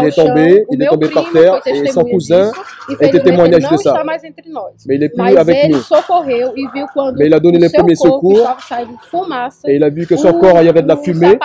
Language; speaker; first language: French; non-native, fluent; Portuguese